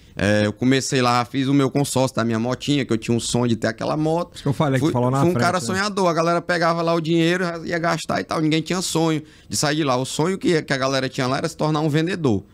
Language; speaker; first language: Portuguese; native; Portuguese